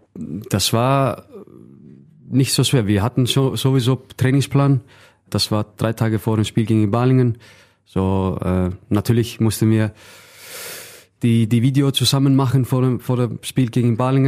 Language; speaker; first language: German; non-native, fluent; Icelandic